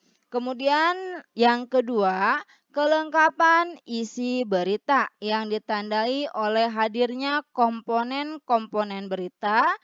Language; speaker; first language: Indonesian; native; Indonesian